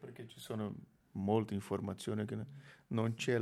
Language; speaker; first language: Italian; non-native, fluent; Portuguese